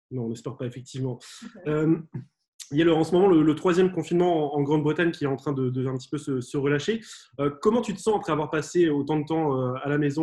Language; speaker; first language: French; native; French